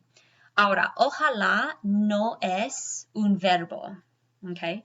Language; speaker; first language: Spanish; non-native, fluent; English